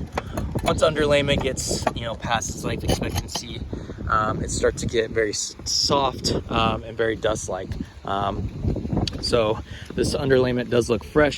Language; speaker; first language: English; native; English